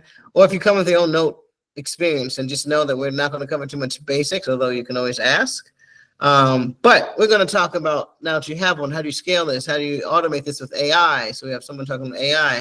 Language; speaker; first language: English; native; English